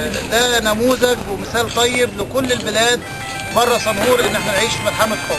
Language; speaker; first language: Arabic; native; Arabic